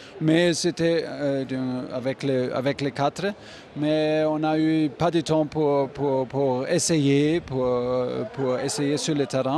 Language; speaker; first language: French; non-native, fluent; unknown